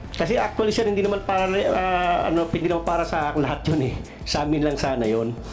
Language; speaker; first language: Filipino; non-native, local second language; Cebuano